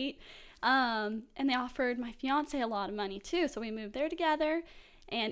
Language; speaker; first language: English; native; English